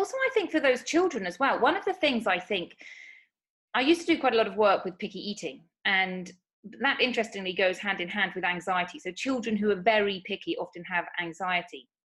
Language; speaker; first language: English; native; English